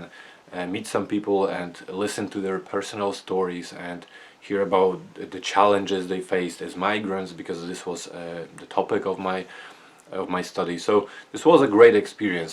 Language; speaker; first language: English; non-native, fluent; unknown